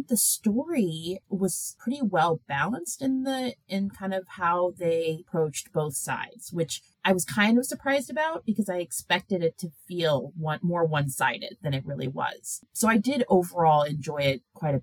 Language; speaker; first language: English; early bilingual, other home language; Korean